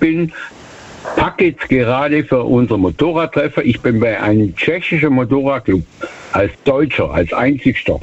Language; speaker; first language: German; native; German